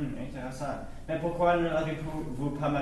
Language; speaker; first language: French; non-native, learner; English